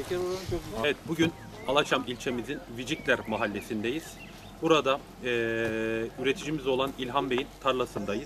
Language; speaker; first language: Turkish; native; Turkish